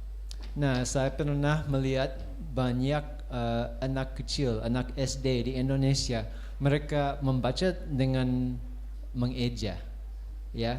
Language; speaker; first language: Indonesian; non-native, fluent; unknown